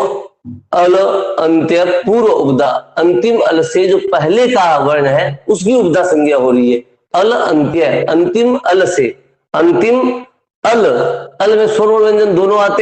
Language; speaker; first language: Hindi; native; Hindi